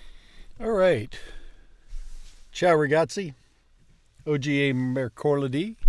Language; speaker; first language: Italian; non-native, learner; English